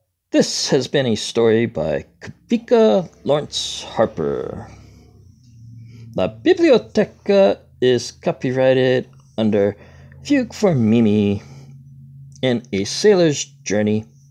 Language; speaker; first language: English; native; English